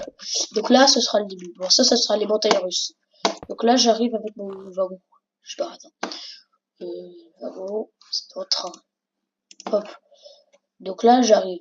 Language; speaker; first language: French; native; French